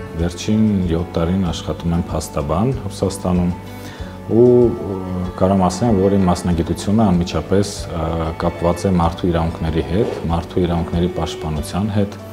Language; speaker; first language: Armenian; early bilingual, heritage; Armenian